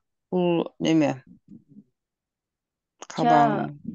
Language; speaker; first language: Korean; non-native, learner; Kyrgyz